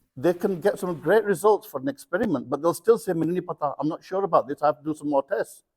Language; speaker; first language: English; early bilingual, other home language; Punjabi